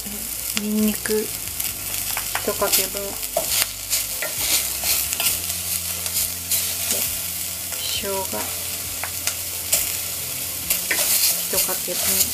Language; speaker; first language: Japanese; native; Japanese